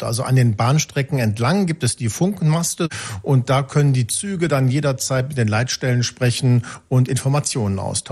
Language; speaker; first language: German; native; German